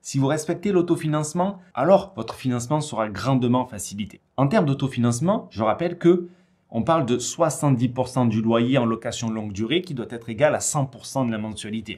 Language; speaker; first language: French; native; French